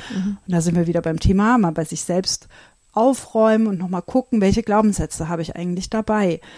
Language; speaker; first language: German; native; German